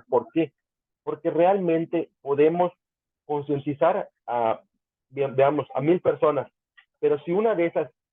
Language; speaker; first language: Spanish; native; Spanish